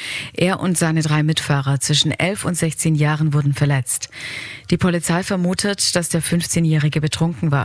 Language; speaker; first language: German; native; German